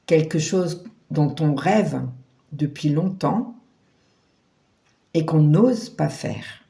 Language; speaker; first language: French; native; French